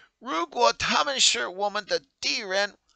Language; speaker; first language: Chinese; non-native, learner; English